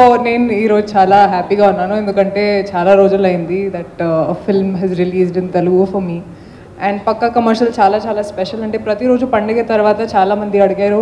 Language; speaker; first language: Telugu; non-native, local second language; Hindi